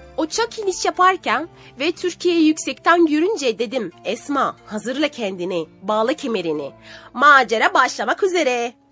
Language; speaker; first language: Turkish; non-native, fluent; Arabic